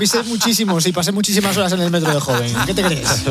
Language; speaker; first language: Spanish; native; Spanish